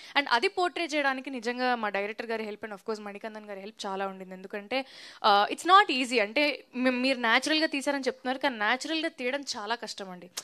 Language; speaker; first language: Telugu; native; Telugu